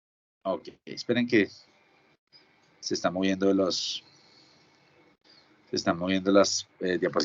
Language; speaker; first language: Spanish; native; Spanish